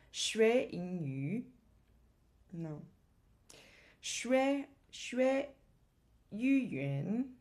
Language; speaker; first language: Chinese; non-native, learner; Portuguese